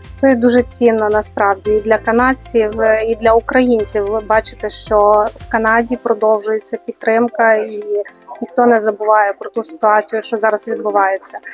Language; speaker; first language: Ukrainian; native; Ukrainian